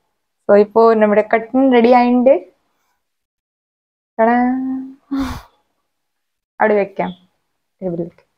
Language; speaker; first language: Malayalam; non-native, local second language; Hindi